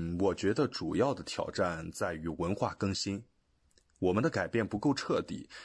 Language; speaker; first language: Chinese; non-native, fluent; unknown